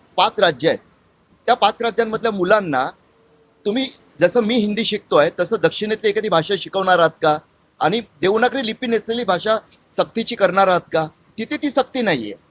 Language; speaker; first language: Marathi; native; Marathi